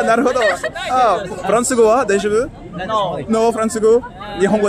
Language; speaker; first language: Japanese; non-native, learner; French